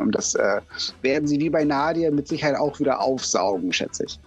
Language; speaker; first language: German; native; German